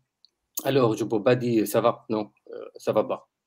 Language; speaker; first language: French; non-native, learner; Arabic